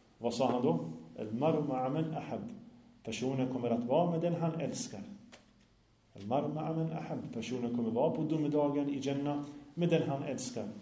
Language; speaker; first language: Swedish; non-native, fluent; Arabic